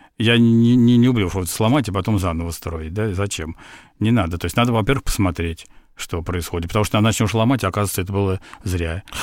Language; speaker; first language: Russian; native; Russian